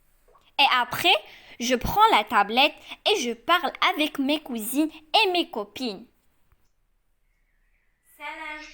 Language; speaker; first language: French; non-native, local second language; Arabic